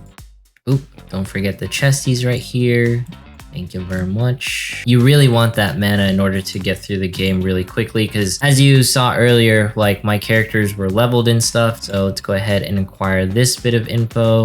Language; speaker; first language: English; native; English